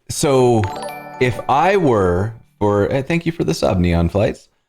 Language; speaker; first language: English; native; English